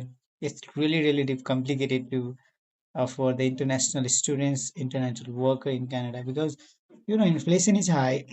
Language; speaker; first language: English; non-native, learner; Nepali